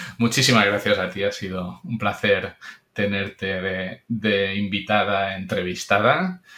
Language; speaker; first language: Spanish; non-native, local second language; Catalan